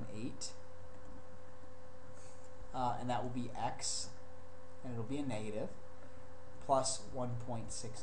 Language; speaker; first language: English; native; English